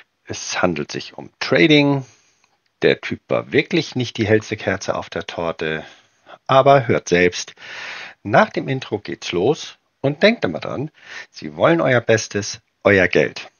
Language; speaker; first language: German; native; German